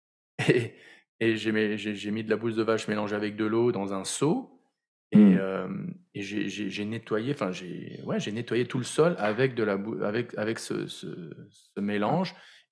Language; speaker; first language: French; native; French